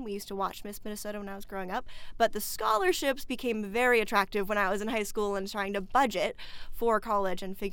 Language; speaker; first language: English; native; English